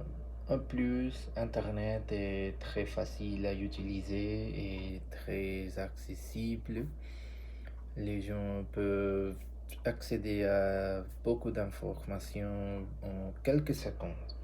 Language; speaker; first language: French; non-native, learner; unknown